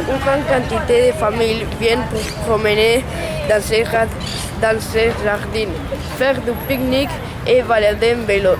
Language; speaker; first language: French; non-native, learner; Spanish